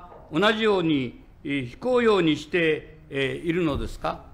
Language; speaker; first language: Japanese; native; Japanese